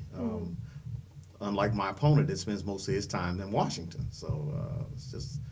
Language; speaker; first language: English; native; English